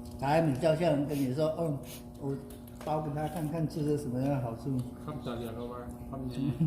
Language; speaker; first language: Chinese; non-native, learner; Thai